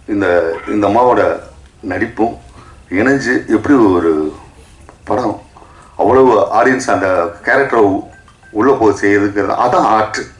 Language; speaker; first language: Tamil; native; Tamil